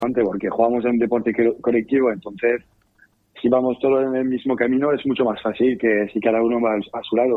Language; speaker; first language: Spanish; non-native, fluent; French